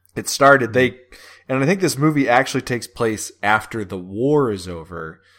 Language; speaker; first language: English; native; English